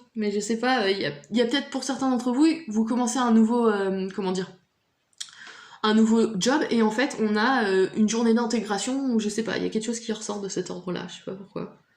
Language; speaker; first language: French; native; French